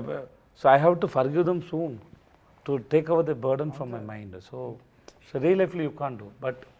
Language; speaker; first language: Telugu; non-native, learner; Tamil